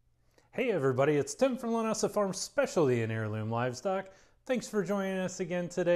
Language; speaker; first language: English; native; English